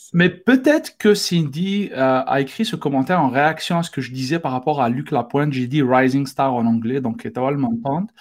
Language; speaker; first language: French; non-native, local second language; Arabic